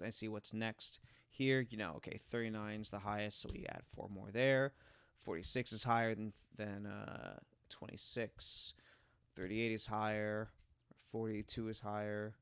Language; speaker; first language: English; native; English